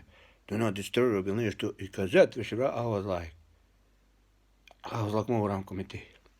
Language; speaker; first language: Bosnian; early bilingual, heritage; Bosnian